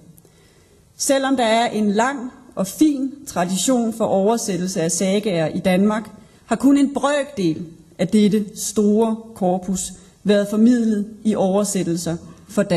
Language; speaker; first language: Danish; native; Danish